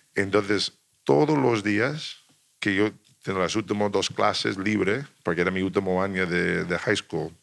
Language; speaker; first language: Spanish; non-native, fluent; English